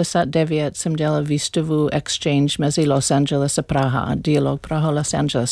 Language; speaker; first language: Czech; non-native, learner; English